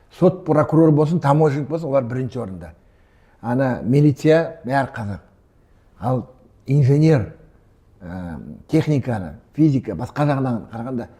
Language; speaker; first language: Kazakh; non-native, local second language; Russian